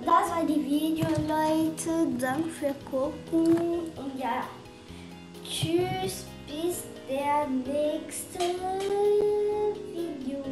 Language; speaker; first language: German; non-native, learner; Portuguese